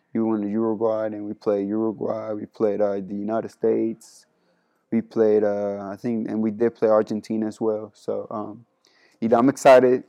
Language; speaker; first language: English; non-native, fluent; Spanish